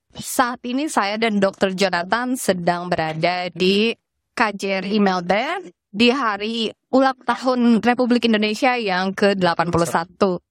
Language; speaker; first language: Indonesian; native; Indonesian